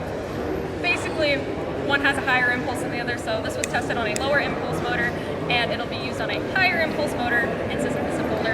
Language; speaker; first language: English; native; English